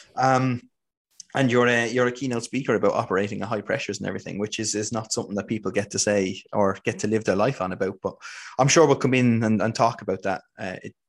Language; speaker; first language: English; native; English